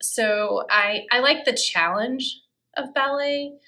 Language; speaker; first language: English; native; English